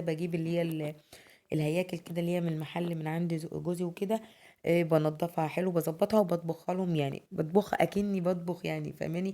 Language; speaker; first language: Arabic; native; Arabic